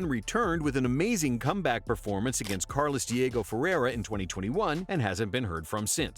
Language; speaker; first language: English; native; English